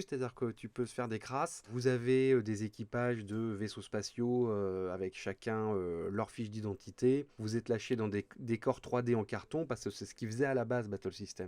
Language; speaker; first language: French; native; French